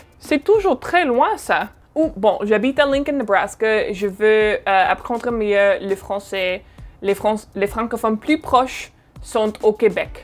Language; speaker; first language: French; non-native, fluent; English